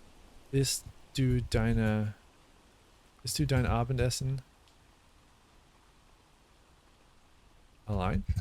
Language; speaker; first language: German; non-native, learner; English